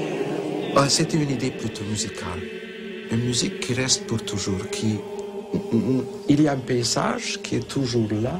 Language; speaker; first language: French; non-native, fluent; Hungarian